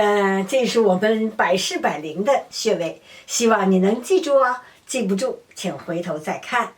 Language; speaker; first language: Chinese; native; Chinese